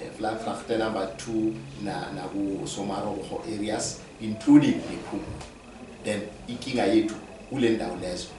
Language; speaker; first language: Zulu; non-native, local second language; Northern Sotho